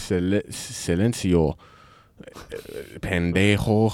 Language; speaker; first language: Spanish; non-native, learner; English